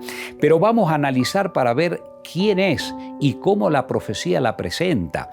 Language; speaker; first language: Spanish; native; Spanish